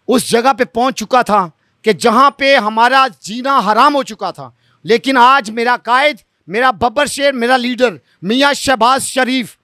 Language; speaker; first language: Urdu; non-native, local second language; Punjabi